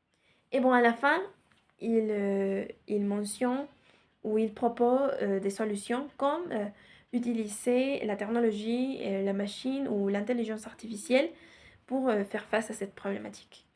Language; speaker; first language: French; non-native, learner; Spanish